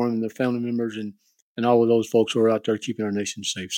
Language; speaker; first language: English; native; English